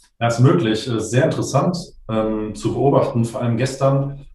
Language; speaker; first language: German; native; German